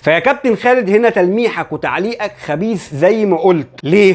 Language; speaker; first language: Arabic; native; Arabic